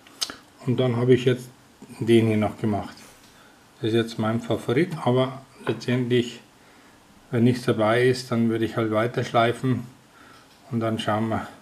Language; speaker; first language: German; native; German